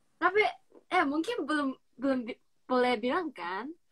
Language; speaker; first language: Indonesian; non-native, learner; Japanese